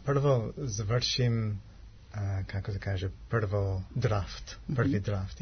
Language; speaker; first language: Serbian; non-native, learner; English